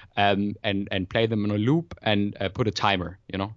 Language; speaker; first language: English; non-native, fluent; German